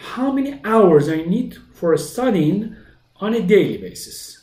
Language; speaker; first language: English; non-native, fluent; Persian